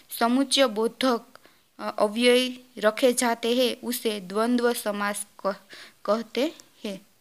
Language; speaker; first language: Hindi; non-native, local second language; Gujarati